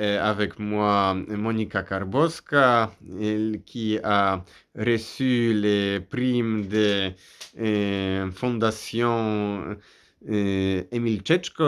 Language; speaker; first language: French; non-native, fluent; Polish